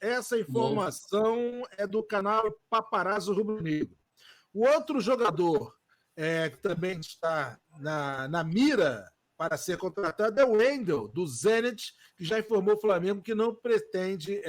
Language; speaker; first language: Portuguese; native; Portuguese